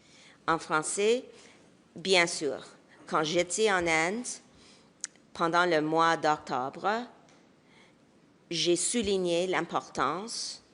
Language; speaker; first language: French; non-native, local second language; English